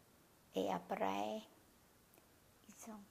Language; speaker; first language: French; non-native, learner; Khmer